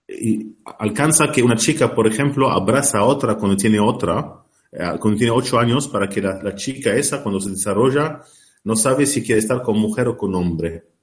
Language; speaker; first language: Spanish; non-native, learner; Arabic